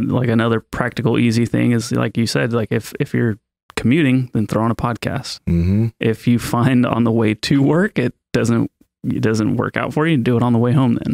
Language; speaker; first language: English; native; English